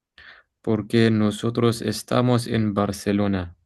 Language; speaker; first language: Spanish; non-native, learner; English